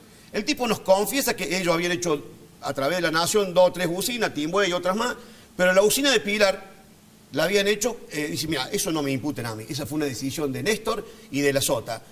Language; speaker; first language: Spanish; native; Spanish